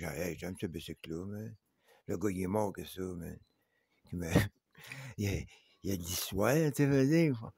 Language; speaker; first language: French; native; French